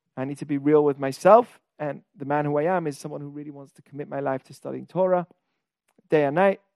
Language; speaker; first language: English; native; English